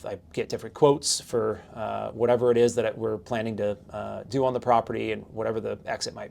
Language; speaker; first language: English; native; English